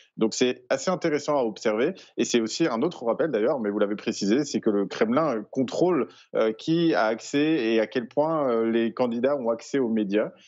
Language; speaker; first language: French; native; French